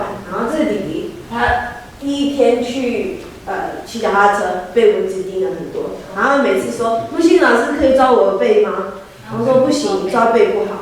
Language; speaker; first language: Chinese; early bilingual, heritage; Chinese